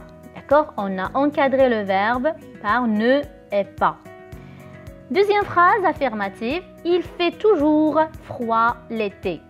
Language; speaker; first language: French; non-native, local second language; Arabic